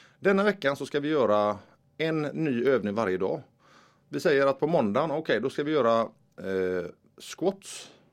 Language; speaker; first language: Swedish; native; Swedish